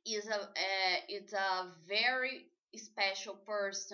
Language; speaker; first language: English; non-native, learner; Portuguese